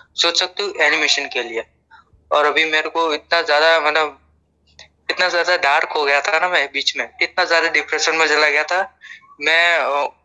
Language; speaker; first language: Hindi; non-native, local second language; Gujarati